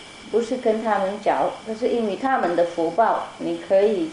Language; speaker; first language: Chinese; non-native, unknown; Vietnamese